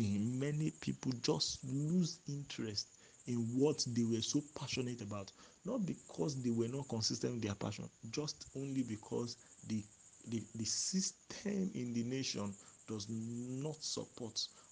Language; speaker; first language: English; non-native, local second language; Yoruba